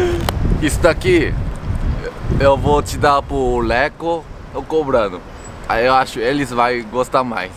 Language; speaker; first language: Portuguese; non-native, learner; Korean